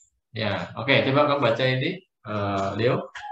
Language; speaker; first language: Indonesian; native; Indonesian